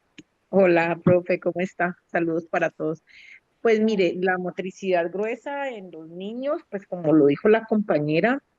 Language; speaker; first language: Spanish; native; Spanish